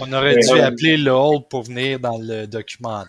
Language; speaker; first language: French; native; French